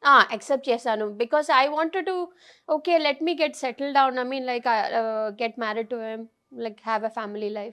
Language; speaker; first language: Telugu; non-native, local second language; Tamil